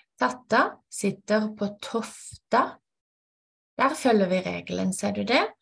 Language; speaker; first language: Norwegian; native; Norwegian